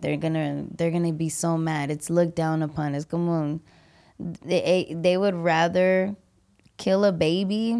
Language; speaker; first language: English; early bilingual, other home language; Spanish